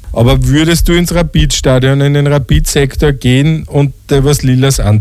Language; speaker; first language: German; native; German